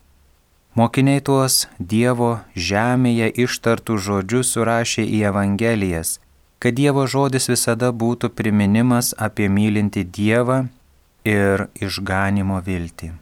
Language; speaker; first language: Lithuanian; native; Lithuanian